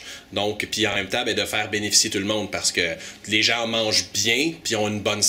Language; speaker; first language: French; native; French